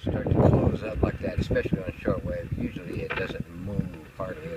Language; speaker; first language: English; native; English